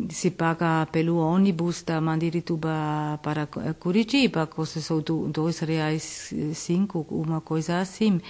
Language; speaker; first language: Portuguese; non-native, learner; Italian